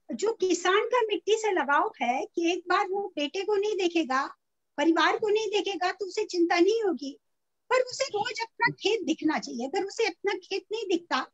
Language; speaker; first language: Hindi; native; Hindi